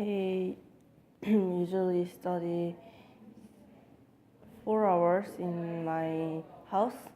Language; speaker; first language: English; non-native, learner; Korean